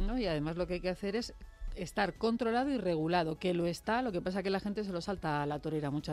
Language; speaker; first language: Spanish; native; Spanish